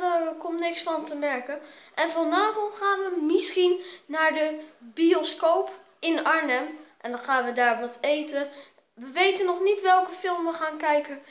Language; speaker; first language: Dutch; native; Dutch